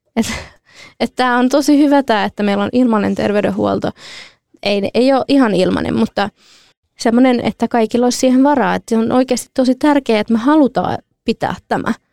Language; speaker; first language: Finnish; early bilingual, other home language; Kurdish